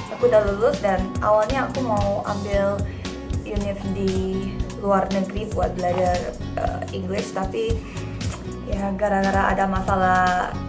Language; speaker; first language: Indonesian; early bilingual, other home language; Korean